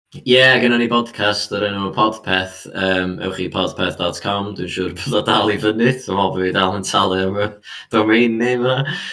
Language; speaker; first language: Welsh; native; Welsh